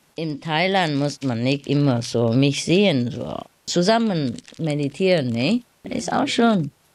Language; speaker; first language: German; non-native, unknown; Vietnamese